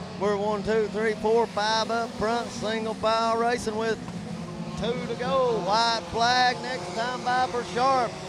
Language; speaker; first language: English; native; English